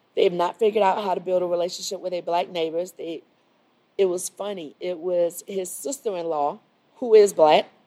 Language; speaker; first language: English; native; English